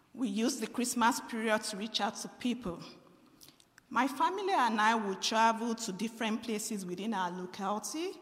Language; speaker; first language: English; non-native, local second language; Yoruba